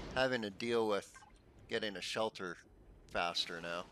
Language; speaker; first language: English; native; English